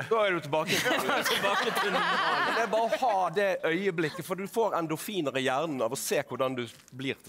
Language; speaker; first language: Norwegian; native; Norwegian